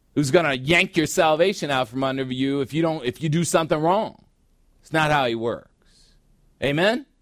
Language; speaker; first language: English; native; English